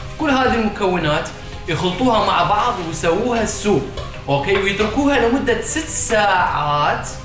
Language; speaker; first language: Arabic; native; Arabic